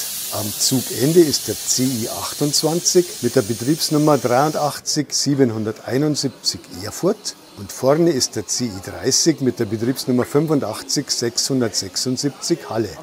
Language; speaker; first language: German; native; German